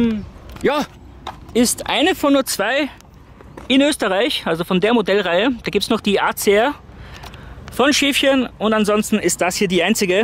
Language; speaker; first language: German; native; German